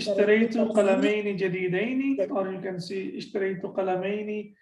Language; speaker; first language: Arabic; non-native, fluent; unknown